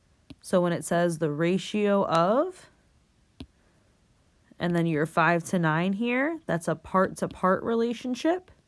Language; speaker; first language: English; native; English